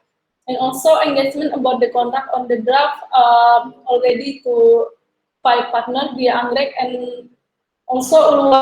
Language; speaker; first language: English; non-native, learner; Indonesian